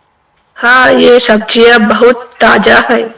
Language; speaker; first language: Hindi; non-native, learner; Telugu